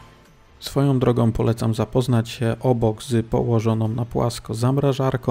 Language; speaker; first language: Polish; native; Polish